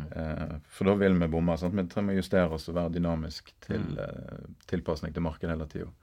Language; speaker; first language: Norwegian; native; Norwegian